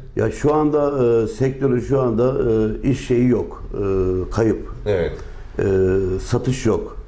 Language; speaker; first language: Turkish; native; Turkish